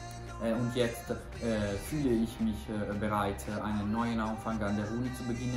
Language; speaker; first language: German; non-native, fluent; Italian